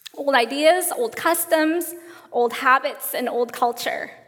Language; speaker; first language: English; native; English